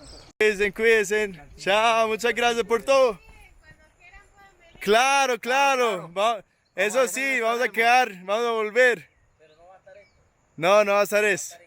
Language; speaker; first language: Spanish; early bilingual, heritage; English